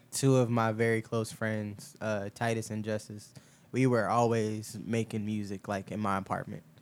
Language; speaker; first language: English; native; English